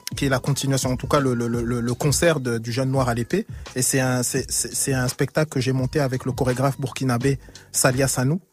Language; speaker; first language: French; native; French